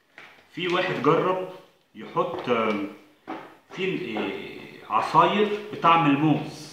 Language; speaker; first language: Arabic; native; Arabic